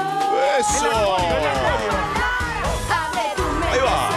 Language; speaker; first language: Spanish; native; Spanish